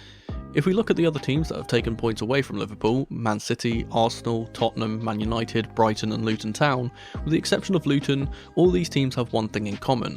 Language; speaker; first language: English; native; English